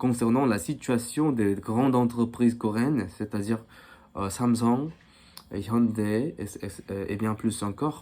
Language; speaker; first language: French; non-native, fluent; Korean